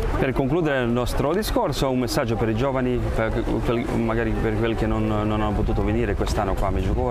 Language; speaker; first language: Italian; non-native, fluent; Croatian